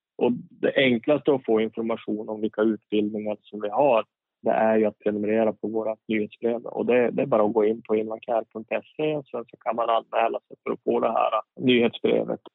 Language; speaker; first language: Swedish; native; Swedish